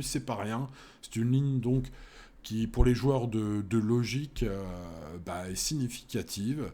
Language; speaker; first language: French; native; French